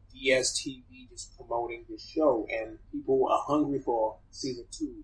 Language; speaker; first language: English; early bilingual, other home language; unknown